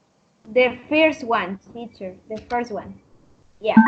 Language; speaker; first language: English; non-native, learner; Spanish